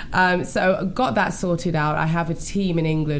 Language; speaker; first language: English; native; English